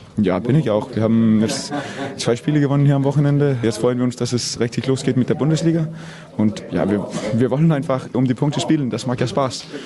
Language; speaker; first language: German; non-native, fluent; Danish